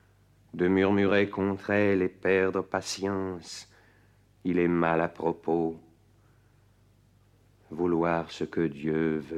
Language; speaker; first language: French; native; French